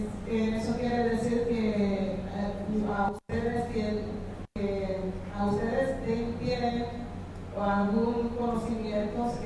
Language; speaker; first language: Spanish; non-native, fluent; Haitian Creole